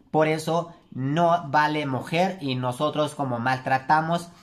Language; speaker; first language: Spanish; non-native, learner; Turkish